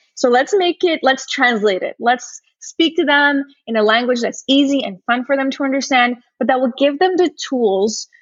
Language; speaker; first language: English; early bilingual, other home language; Portuguese